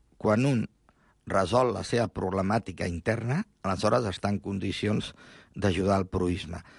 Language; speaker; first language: Catalan; native; Catalan